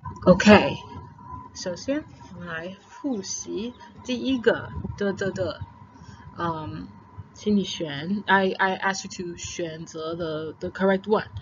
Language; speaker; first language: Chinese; non-native, fluent; English